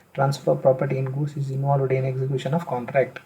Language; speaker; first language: English; non-native, local second language; Kannada